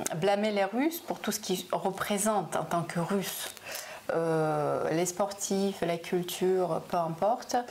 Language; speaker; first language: French; non-native, fluent; Russian